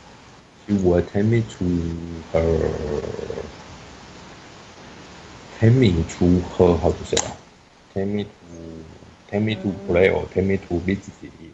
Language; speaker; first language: English; non-native, learner; Chinese